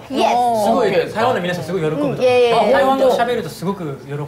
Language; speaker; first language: Japanese; native; Japanese